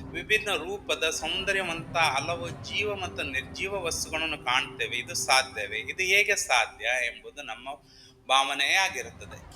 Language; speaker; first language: Kannada; non-native, local second language; Konkani